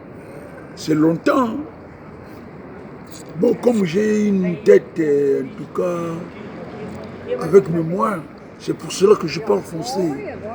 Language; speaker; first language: French; non-native, learner; Portuguese